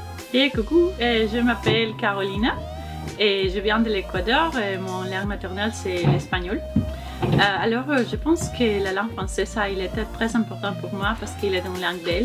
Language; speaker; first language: French; non-native, learner; Spanish